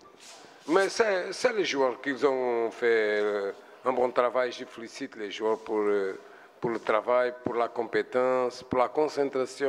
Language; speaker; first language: French; non-native, fluent; Portuguese